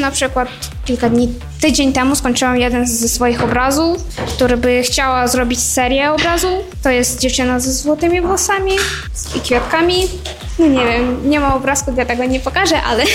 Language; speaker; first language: Polish; non-native, fluent; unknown